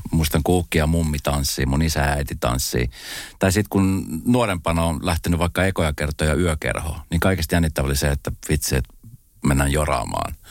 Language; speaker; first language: Finnish; native; Finnish